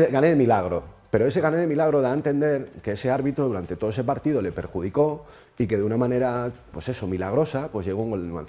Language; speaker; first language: Spanish; native; Spanish